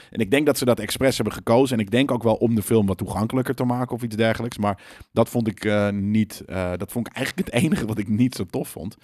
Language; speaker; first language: Dutch; native; Dutch